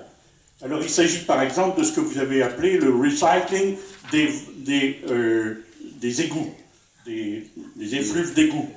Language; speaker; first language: French; native; French